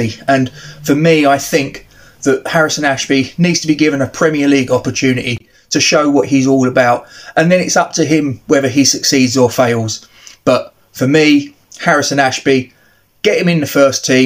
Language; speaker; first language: English; native; English